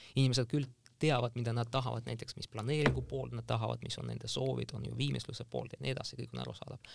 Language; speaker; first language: Estonian; non-native, local second language; Russian